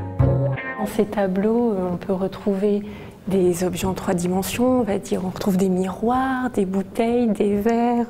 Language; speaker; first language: French; native; French